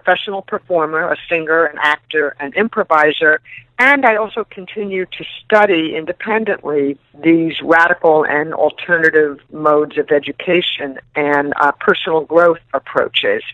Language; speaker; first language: English; native; English